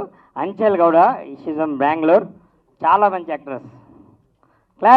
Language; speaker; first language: Telugu; native; Telugu